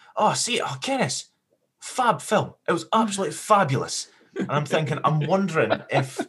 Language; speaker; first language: English; native; English